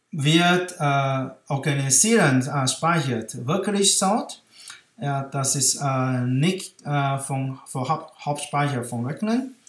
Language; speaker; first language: German; non-native, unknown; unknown